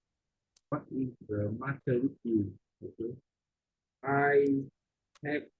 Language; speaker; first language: English; non-native, learner; Vietnamese